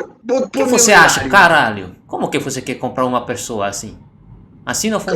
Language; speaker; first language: Portuguese; non-native, learner; Indonesian